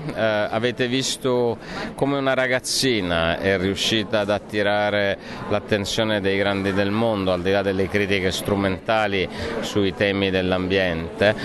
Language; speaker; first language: Italian; native; Italian